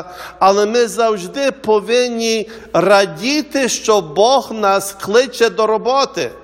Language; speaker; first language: Ukrainian; early bilingual, heritage; Ukrainian